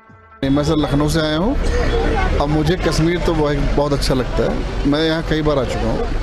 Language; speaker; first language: Hindi; native; Hindi